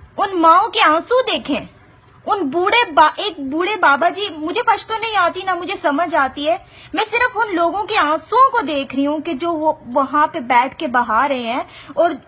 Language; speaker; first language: Urdu; non-native, local second language; Punjabi